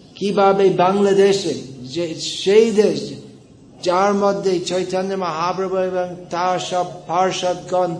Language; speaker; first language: Bangla; non-native, fluent; English